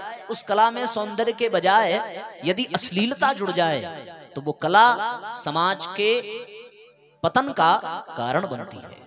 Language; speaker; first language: Hindi; native; Hindi